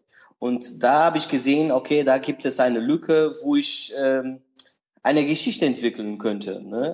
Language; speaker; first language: German; non-native, learner; Portuguese